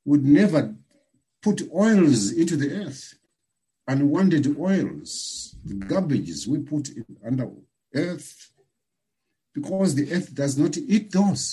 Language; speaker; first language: English; non-native, local second language; Shona